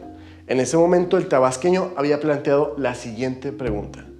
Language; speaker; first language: Spanish; native; Spanish